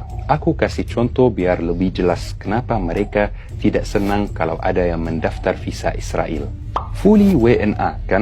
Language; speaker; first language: Indonesian; non-native, fluent; Arabic